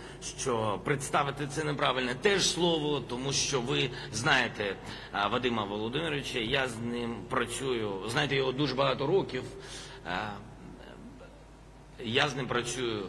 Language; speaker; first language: Ukrainian; non-native, local second language; Russian